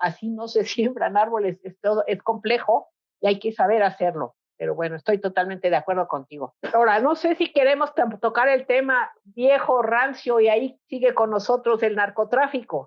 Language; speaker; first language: Spanish; native; Spanish